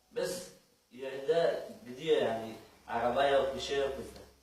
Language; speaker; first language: Turkish; non-native, learner; Arabic